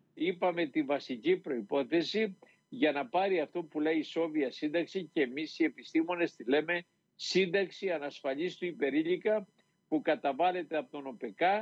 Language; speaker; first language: Greek; native; Greek